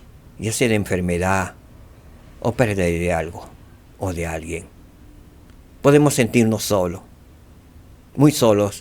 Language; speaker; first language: Spanish; native; Spanish